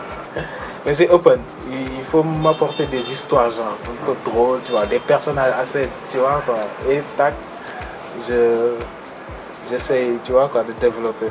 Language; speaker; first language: French; non-native, local second language; Wolof